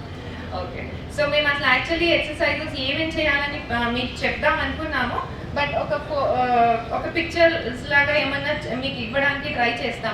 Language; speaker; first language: Telugu; native; Telugu